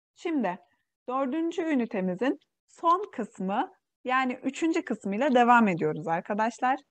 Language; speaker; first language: Turkish; non-native, fluent; Uyghur